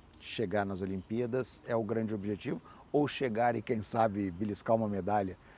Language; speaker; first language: Portuguese; native; Portuguese